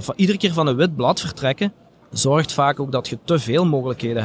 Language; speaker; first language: Dutch; native; Dutch